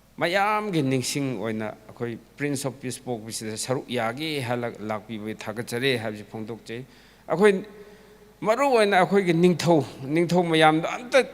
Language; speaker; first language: Manipuri; non-native, local second language; Tangkhul Naga (India)